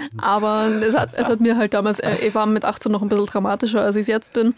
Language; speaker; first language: German; native; German